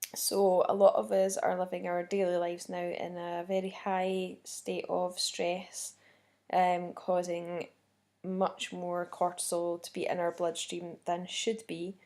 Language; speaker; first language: English; native; English